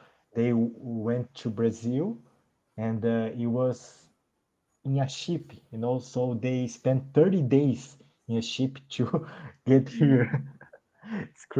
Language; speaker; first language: English; non-native, learner; Portuguese